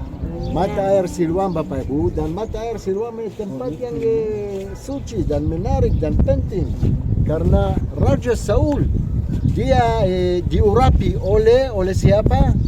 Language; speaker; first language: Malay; non-native, fluent; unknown